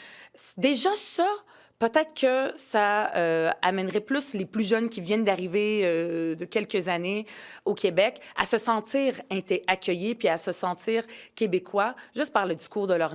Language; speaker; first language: French; early bilingual, other home language; Arabic